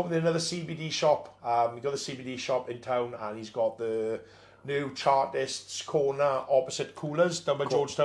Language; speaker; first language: English; native; English